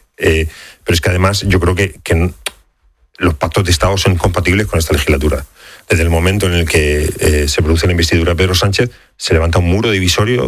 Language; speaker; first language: Spanish; native; Spanish